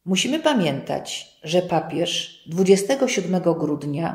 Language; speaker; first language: Polish; native; Polish